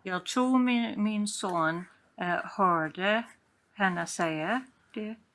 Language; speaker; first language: Swedish; non-native, fluent; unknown